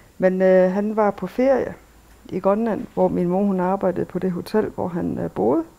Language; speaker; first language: Danish; early bilingual, other home language; Kalaallisut